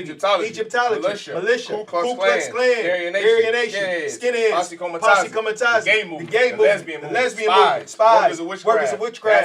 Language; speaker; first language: English; native; English